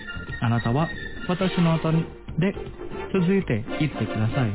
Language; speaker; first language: Japanese; non-native, fluent; Indonesian